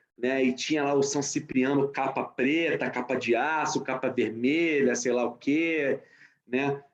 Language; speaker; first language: Portuguese; native; Portuguese